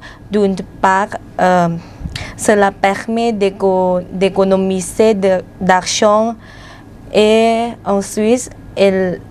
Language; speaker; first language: French; non-native, learner; Thai